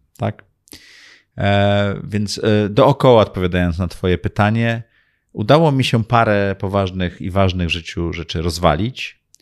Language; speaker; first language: Polish; early bilingual, heritage; Polish